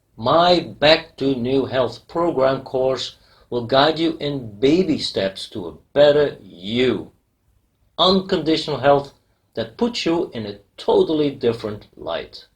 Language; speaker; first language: English; non-native, fluent; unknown